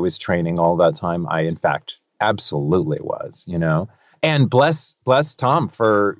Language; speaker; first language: English; native; English